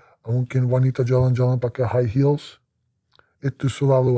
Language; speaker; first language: Indonesian; non-native, learner; English